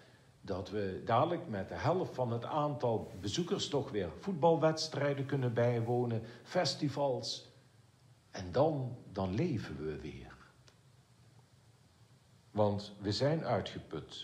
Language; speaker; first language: Dutch; native; Dutch